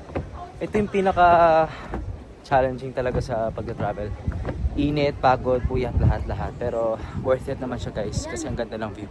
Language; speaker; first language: Filipino; non-native, local second language; Cebuano